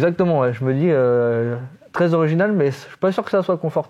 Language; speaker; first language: French; native; French